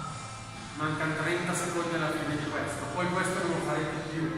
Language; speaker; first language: Italian; native; Italian